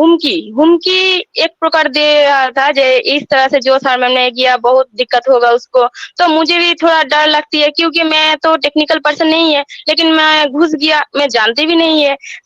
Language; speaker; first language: Hindi; non-native, local second language; Bangla